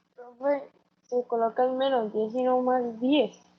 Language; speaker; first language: Spanish; native; Spanish